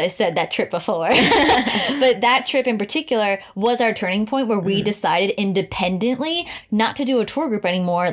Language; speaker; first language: English; native; English